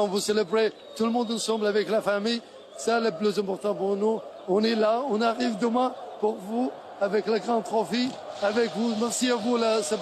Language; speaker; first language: French; non-native, learner; Arabic